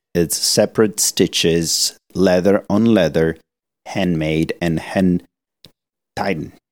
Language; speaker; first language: English; non-native, fluent; Italian